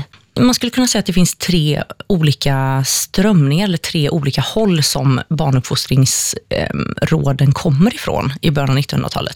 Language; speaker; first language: Swedish; native; Swedish